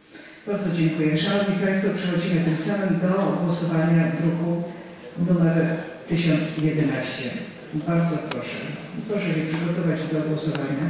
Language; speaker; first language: Polish; native; Polish